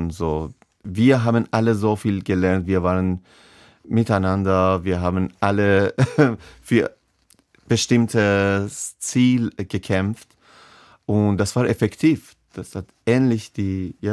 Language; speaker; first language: German; non-native, fluent; Persian